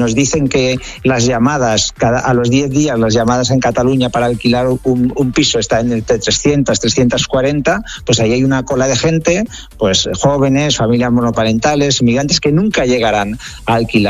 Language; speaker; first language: Spanish; native; Spanish